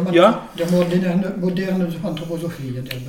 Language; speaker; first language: German; non-native, learner; French